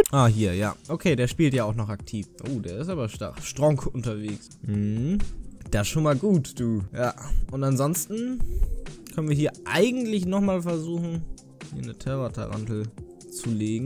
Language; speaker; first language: German; native; German